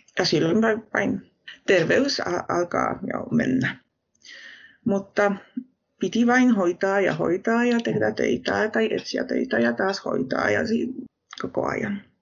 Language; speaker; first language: Finnish; non-native, fluent; Polish